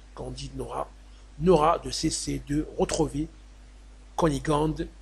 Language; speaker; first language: French; non-native, local second language; Arabic